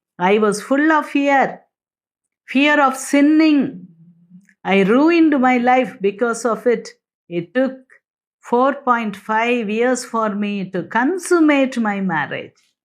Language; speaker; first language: English; non-native, local second language; Tamil